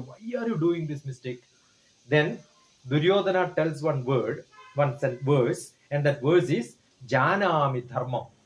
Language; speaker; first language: English; non-native, local second language; Malayalam